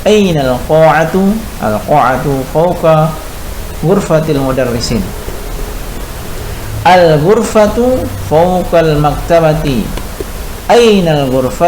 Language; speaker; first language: Arabic; non-native, fluent; Indonesian